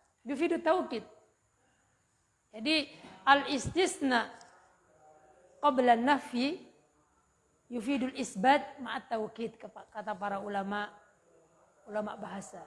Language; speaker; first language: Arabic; non-native, fluent; Indonesian